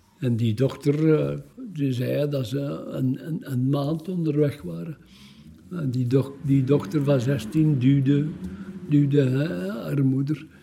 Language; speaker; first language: Dutch; native; Dutch